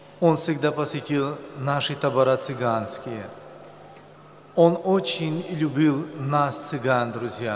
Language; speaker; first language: Russian; non-native, local second language; Romany